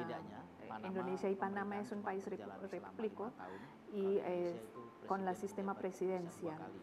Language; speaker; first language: Spanish; non-native, fluent; Indonesian